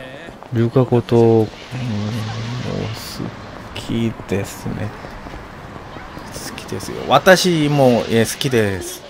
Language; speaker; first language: Japanese; non-native, learner; Korean